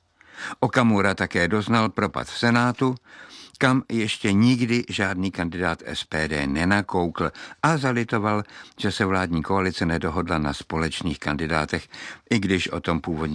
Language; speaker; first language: Czech; native; Czech